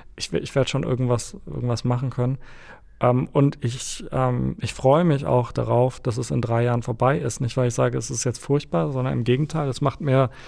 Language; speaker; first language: German; native; German